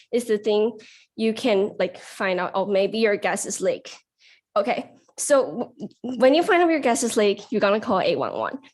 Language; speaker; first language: English; non-native, learner; Chinese